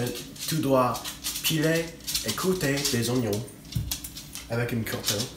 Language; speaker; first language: French; non-native, learner; English